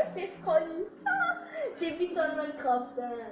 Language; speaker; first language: French; native; French